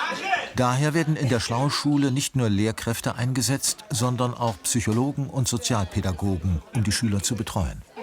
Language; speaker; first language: German; native; German